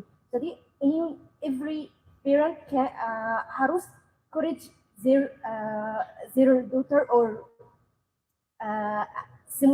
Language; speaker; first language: Indonesian; non-native, learner; Arabic